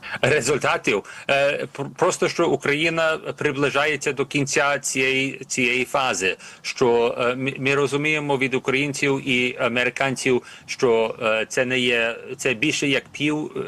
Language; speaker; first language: Ukrainian; early bilingual, heritage; Ukrainian